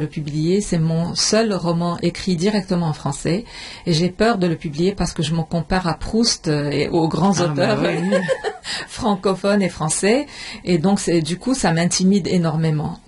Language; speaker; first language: French; non-native, fluent; Arabic